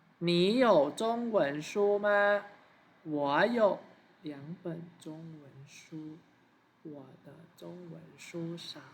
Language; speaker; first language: Chinese; non-native, fluent; Thai